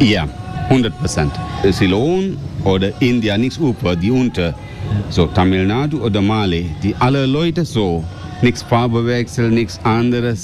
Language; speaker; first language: German; non-native, learner; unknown